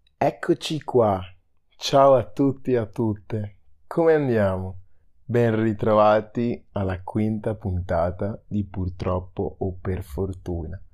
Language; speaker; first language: Italian; early bilingual, other home language; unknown